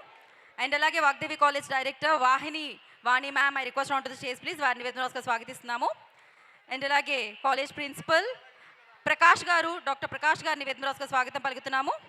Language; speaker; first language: Telugu; native; Telugu